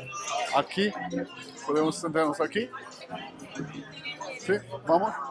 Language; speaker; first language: Spanish; non-native, learner; German